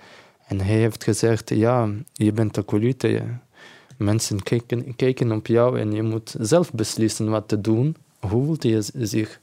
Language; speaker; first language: Dutch; non-native, learner; Ukrainian